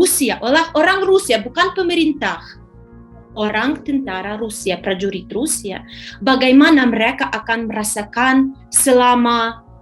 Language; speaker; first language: Indonesian; non-native, fluent; Ukrainian